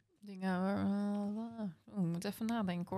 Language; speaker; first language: Dutch; native; Dutch